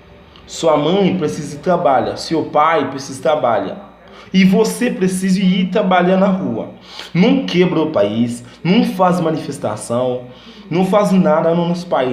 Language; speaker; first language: Portuguese; non-native, learner; Haitian Creole